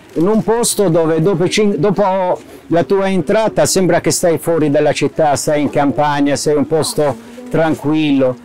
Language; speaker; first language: Italian; non-native, fluent; Arabic